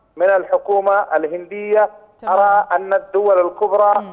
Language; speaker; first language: Arabic; non-native, fluent; Urdu